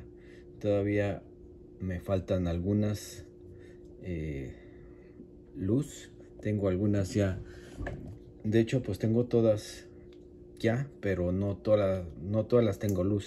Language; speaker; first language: Spanish; native; Spanish